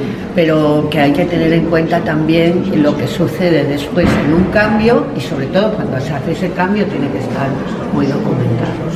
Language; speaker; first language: Spanish; native; Spanish